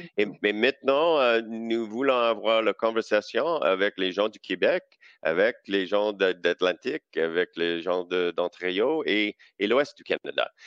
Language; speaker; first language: French; non-native, local second language; English